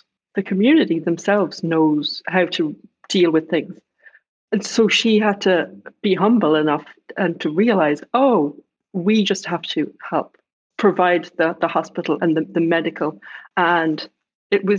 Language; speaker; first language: English; native; English